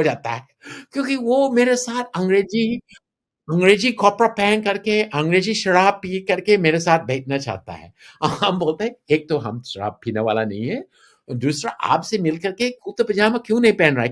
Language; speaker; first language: Hindi; non-native, fluent; English